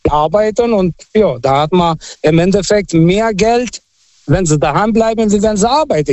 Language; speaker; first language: German; non-native, fluent; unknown